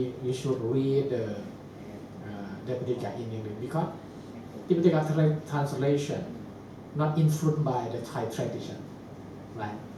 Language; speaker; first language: English; non-native, fluent; Thai